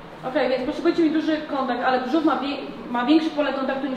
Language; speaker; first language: Polish; native; Polish